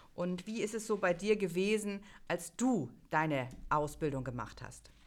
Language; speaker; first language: German; native; German